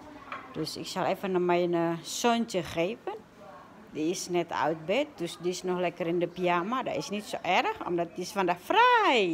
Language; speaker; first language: Dutch; non-native, learner; Indonesian